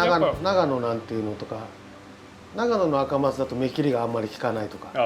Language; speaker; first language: Japanese; native; Japanese